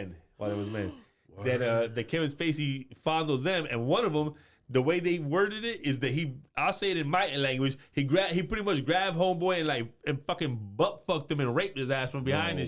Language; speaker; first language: English; native; English